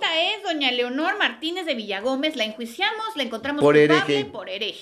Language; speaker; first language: Spanish; native; Spanish